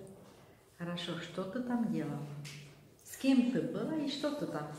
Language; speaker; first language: Russian; non-native, fluent; Slovak